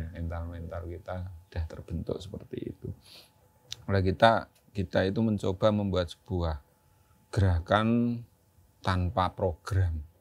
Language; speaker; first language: Indonesian; non-native, local second language; Javanese